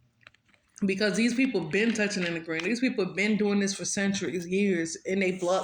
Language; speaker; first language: English; native; English